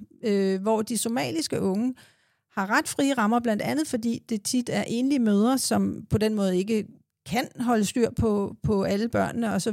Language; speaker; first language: Danish; native; Danish